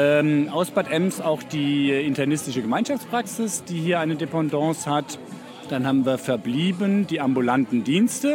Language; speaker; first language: German; native; German